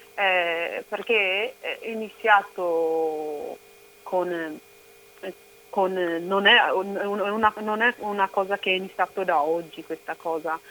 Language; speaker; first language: Italian; non-native, fluent; Oromo